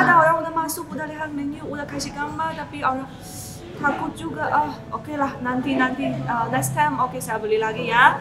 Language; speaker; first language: Indonesian; non-native, learner; Chinese